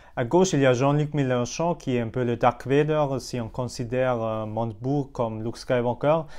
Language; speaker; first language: French; non-native, fluent; German